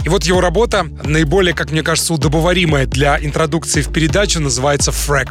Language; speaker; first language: Russian; native; Russian